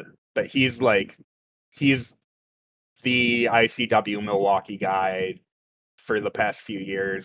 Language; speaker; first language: English; native; English